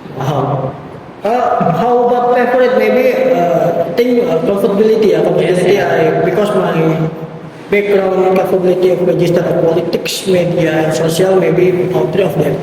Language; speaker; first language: English; non-native, learner; Indonesian